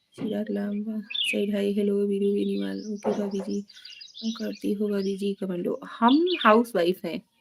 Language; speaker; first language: Hindi; native; Hindi